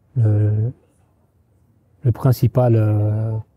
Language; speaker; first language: French; native; French